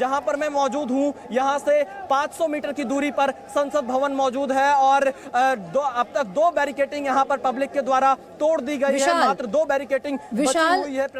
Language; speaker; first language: Hindi; native; Hindi